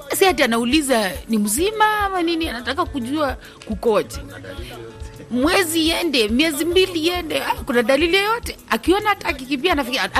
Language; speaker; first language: Swahili; non-native, local second language; Luyia